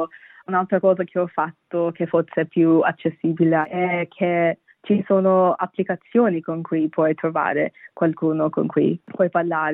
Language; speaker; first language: Italian; non-native, fluent; Bangla